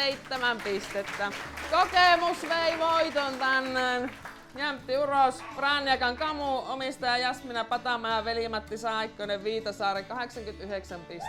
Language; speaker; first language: Finnish; native; Finnish